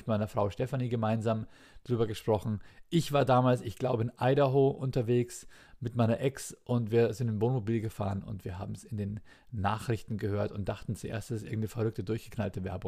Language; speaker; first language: German; native; German